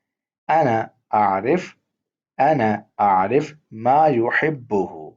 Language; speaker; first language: Arabic; non-native, fluent; Urdu